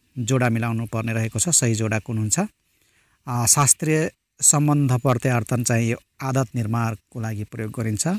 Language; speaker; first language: Nepali; non-native, local second language; Rana Tharu